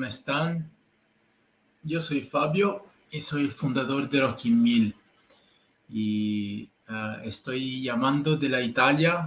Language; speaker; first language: Spanish; non-native, learner; Italian